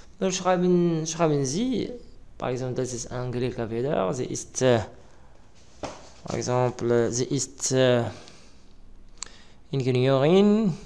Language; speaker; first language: German; non-native, learner; Arabic